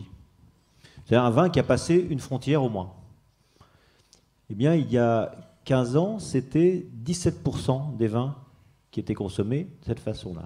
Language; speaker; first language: French; native; French